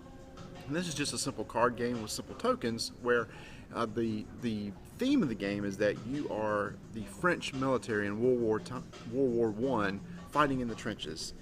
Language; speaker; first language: English; native; English